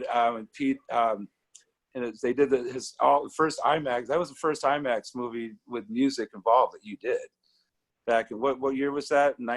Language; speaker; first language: English; native; English